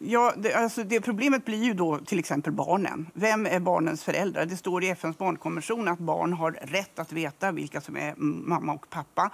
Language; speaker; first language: Swedish; native; Swedish